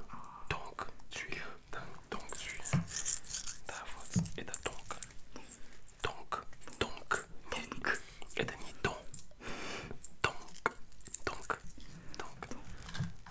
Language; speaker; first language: Russian; non-native, learner; French